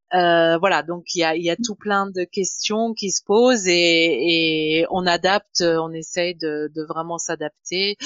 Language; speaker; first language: French; non-native, fluent; German